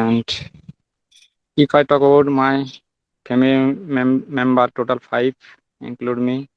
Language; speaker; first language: English; non-native, learner; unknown